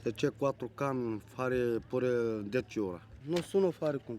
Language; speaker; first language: Italian; non-native, learner; Bulgarian